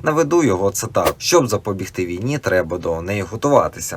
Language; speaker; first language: Ukrainian; native; Ukrainian